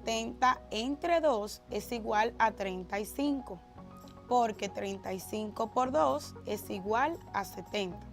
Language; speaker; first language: Spanish; native; Spanish